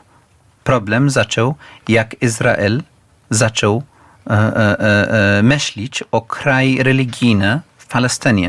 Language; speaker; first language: Polish; non-native, fluent; Arabic